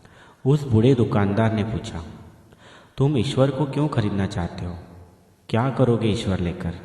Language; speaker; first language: Hindi; native; Hindi